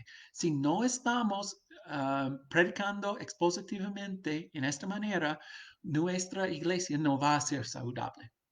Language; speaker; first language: Spanish; non-native, fluent; English